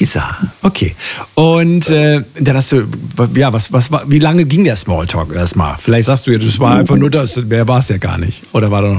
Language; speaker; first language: German; native; German